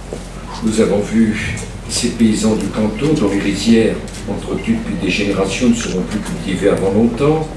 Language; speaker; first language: French; native; French